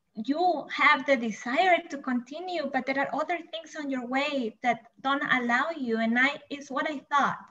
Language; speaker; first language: English; non-native, fluent; Spanish